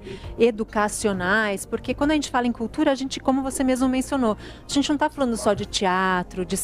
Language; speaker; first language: Portuguese; native; Portuguese